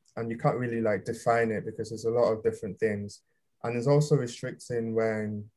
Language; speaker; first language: English; early bilingual, other home language; Yoruba